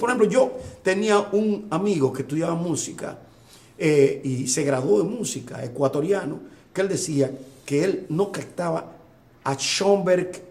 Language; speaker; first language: Spanish; native; Spanish